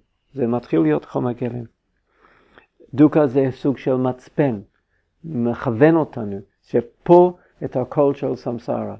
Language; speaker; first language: Hebrew; non-native, fluent; English